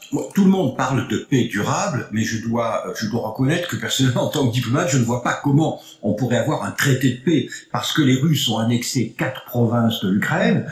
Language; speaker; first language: French; native; French